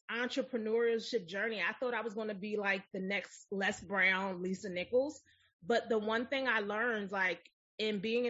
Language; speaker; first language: English; native; English